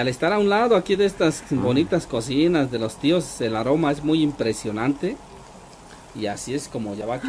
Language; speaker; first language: Spanish; native; Spanish